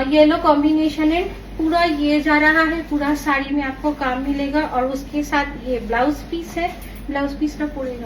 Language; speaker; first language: Hindi; non-native, local second language; Bangla